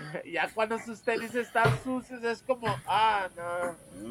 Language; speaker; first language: Spanish; early bilingual, heritage; Spanish